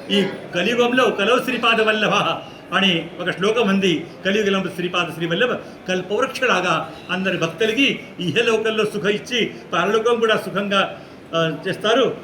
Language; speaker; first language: Telugu; non-native, fluent; Marathi